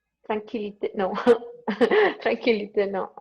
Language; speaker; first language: French; non-native, learner; Spanish